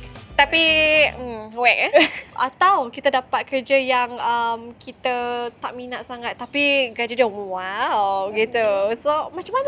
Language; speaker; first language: Malay; native; Malay